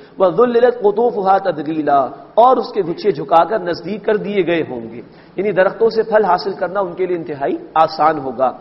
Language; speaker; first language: Urdu; native; Urdu